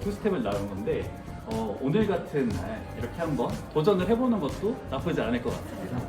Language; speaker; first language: Korean; native; Korean